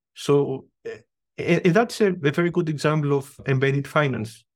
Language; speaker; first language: English; non-native, fluent; Greek